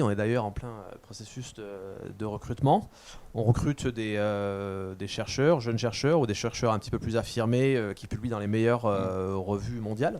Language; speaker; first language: French; native; French